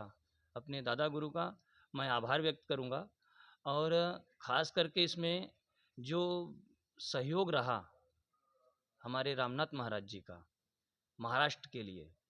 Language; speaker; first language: Hindi; native; Hindi